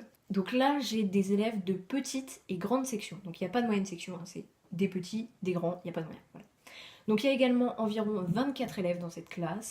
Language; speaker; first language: French; native; French